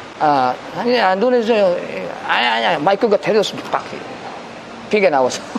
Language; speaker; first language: Korean; non-native, learner; Filipino